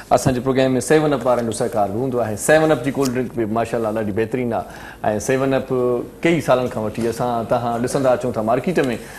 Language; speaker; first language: Sindhi; native; Sindhi